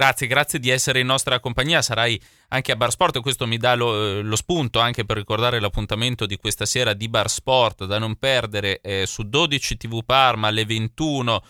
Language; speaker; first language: Italian; native; Italian